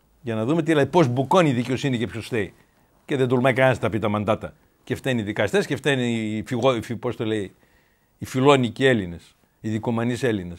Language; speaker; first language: Greek; native; Greek